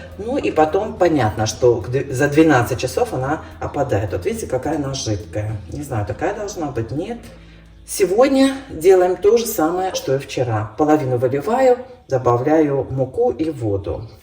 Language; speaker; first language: Russian; native; Russian